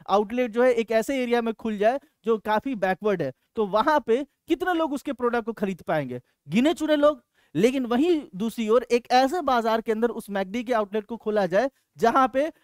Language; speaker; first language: Hindi; native; Hindi